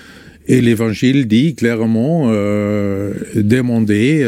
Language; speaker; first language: French; non-native, fluent; German